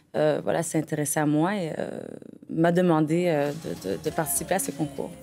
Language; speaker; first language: French; native; French